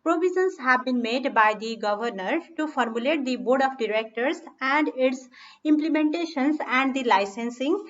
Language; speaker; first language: English; non-native, local second language; Nepali